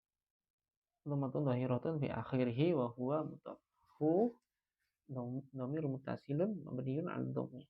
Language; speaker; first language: Arabic; non-native, fluent; Indonesian